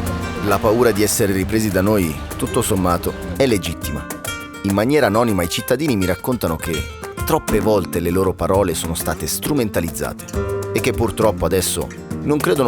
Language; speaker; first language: Italian; native; Italian